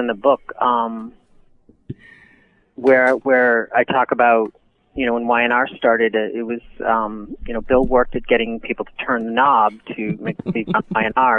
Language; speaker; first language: English; native; English